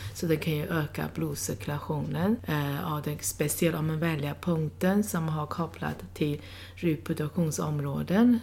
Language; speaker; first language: Swedish; non-native, fluent; Chinese